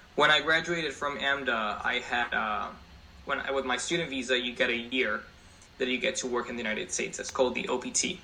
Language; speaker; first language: English; non-native, fluent; Spanish